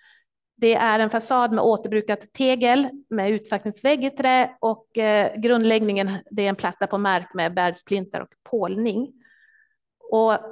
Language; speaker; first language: Swedish; native; Swedish